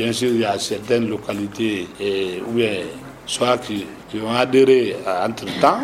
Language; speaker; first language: French; non-native, local second language; Susu